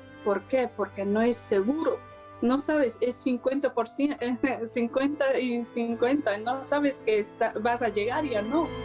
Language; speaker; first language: Spanish; non-native, learner; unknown